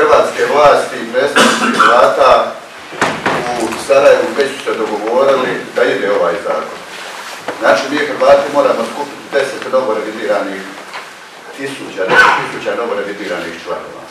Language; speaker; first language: Croatian; native; Croatian